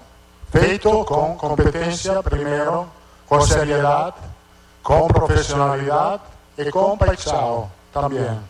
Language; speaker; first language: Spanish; non-native, fluent; Italian